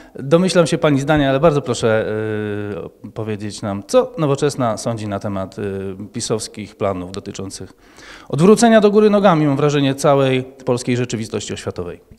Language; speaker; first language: Polish; native; Polish